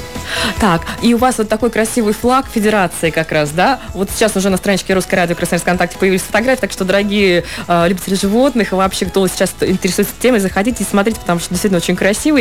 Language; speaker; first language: Russian; native; Russian